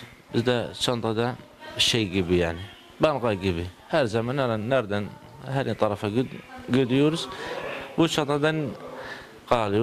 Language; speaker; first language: Turkish; non-native, learner; Arabic